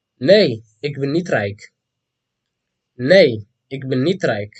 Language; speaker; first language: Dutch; non-native, fluent; Tigrinya